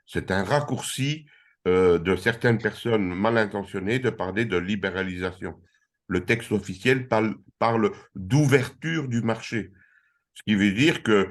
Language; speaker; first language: French; native; French